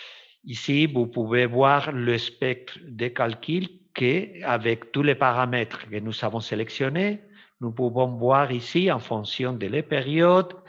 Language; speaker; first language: French; non-native, fluent; Spanish